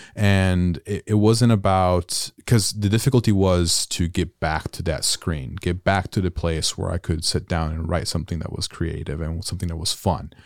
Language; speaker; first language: English; non-native, fluent; Italian